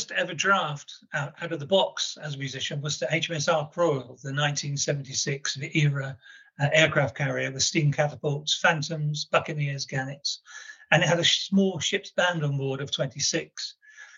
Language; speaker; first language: English; native; English